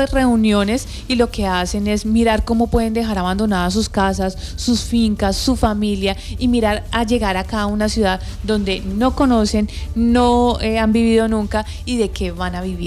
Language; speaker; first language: Spanish; native; Spanish